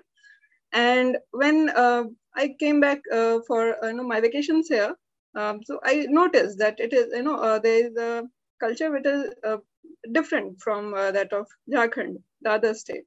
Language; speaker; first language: English; early bilingual, other home language; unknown